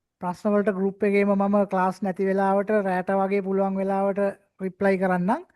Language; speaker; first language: Sinhala; native; Sinhala